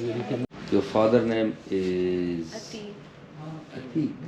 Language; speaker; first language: English; non-native, learner; Hindi